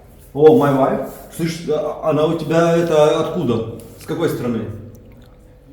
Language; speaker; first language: Russian; native; Russian